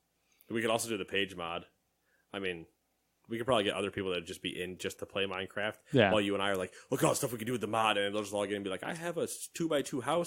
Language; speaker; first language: English; native; English